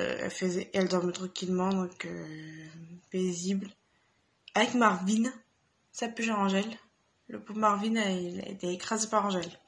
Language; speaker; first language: French; native; French